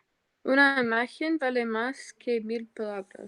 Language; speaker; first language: Spanish; non-native, learner; English